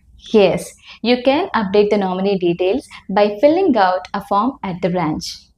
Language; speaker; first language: English; non-native, local second language; Telugu